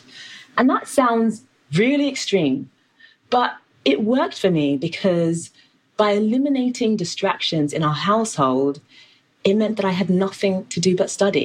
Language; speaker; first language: English; native; English